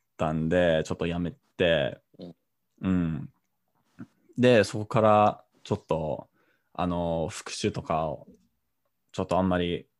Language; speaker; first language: Japanese; non-native, fluent; English